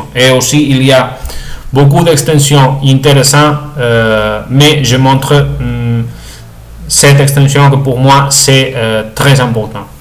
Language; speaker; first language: French; non-native, learner; Spanish